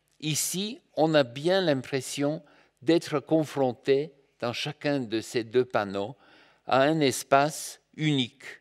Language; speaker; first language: French; non-native, fluent; Bulgarian